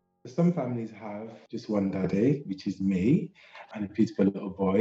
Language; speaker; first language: English; native; English